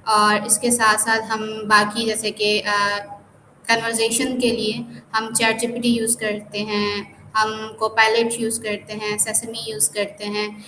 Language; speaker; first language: Urdu; non-native, local second language; Sindhi